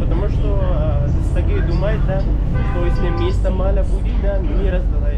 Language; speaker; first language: Russian; non-native, learner; Pashto